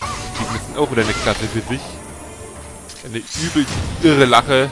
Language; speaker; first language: German; native; German